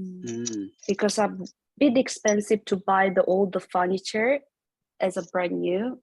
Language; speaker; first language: English; non-native, learner; Korean